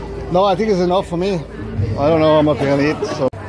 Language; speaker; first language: English; non-native, fluent; Norwegian